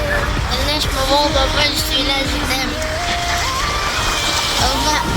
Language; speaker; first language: French; non-native, learner; Indonesian